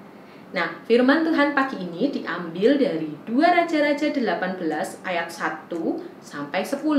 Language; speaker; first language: Indonesian; native; Indonesian